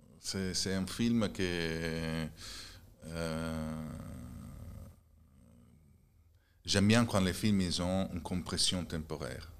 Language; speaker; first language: French; non-native, fluent; Italian